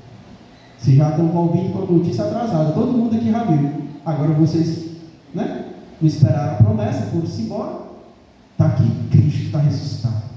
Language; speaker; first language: Portuguese; native; Portuguese